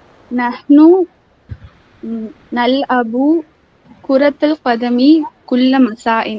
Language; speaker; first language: Arabic; non-native, learner; Tamil